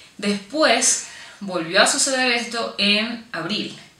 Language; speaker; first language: Spanish; native; Spanish